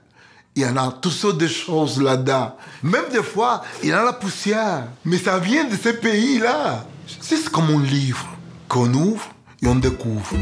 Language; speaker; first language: French; non-native, fluent; Spanish